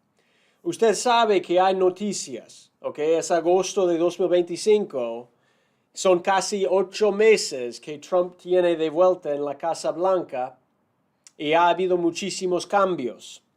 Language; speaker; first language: Spanish; non-native, fluent; English